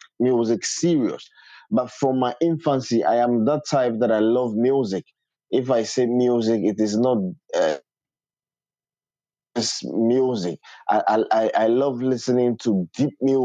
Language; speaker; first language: English; non-native, local second language; Ewe